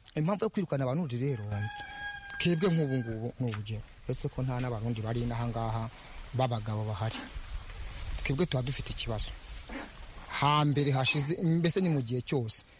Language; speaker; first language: Kinyarwanda; native; Kinyarwanda